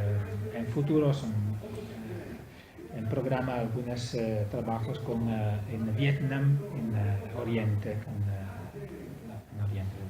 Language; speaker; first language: Spanish; non-native, fluent; Italian